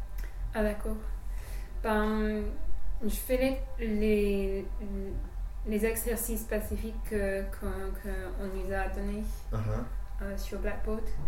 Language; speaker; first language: French; non-native, fluent; English